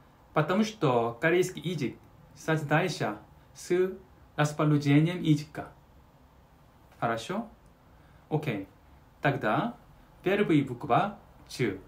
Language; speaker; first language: Russian; non-native, learner; Korean